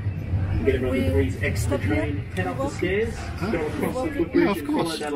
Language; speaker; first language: English; native; English